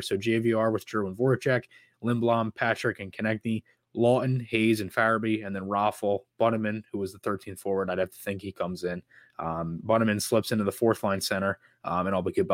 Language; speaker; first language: English; native; English